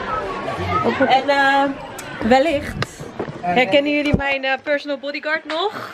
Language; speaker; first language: Dutch; native; Dutch